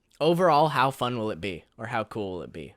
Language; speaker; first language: English; native; English